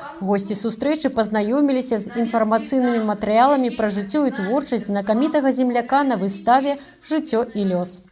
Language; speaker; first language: Belarusian; native; Belarusian